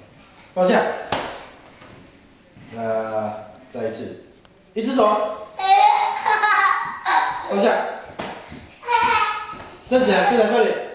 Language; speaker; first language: Chinese; native; Chinese